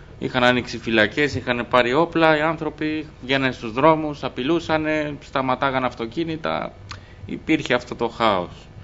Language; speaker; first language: Greek; early bilingual, other home language; Albanian